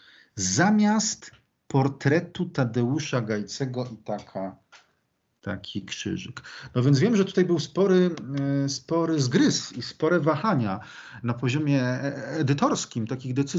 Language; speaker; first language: Polish; native; Polish